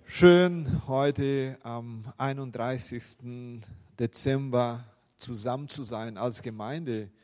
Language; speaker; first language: German; non-native, fluent; Portuguese